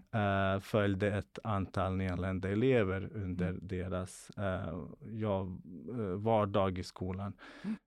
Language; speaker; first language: Swedish; non-native, fluent; Bosnian